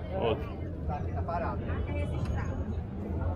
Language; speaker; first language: Portuguese; native; Portuguese